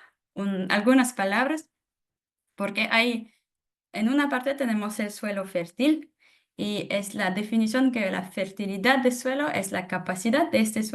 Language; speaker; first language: Spanish; non-native, fluent; French